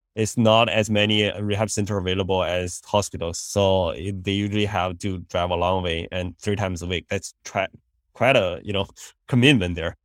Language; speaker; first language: English; non-native, fluent; Chinese